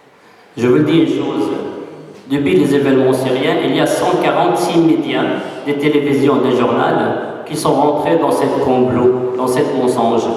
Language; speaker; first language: French; non-native, fluent; Arabic